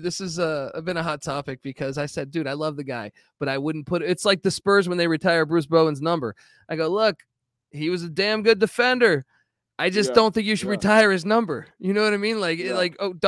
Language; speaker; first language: English; native; English